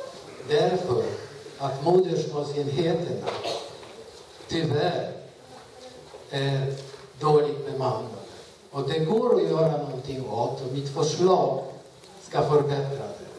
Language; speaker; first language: Swedish; non-native, fluent; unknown